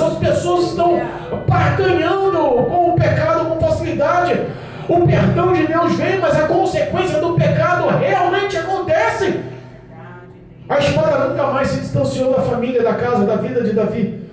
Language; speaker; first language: Portuguese; native; Portuguese